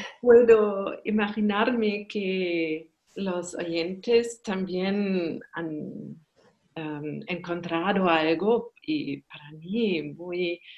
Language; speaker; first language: Spanish; non-native, learner; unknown